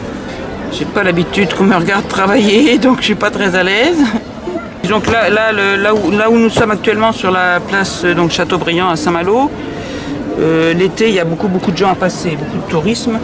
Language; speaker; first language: French; native; French